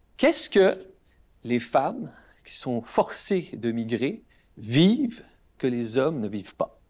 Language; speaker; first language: French; native; French